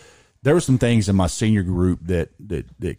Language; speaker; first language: English; native; English